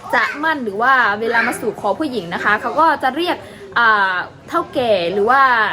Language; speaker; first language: Thai; native; Thai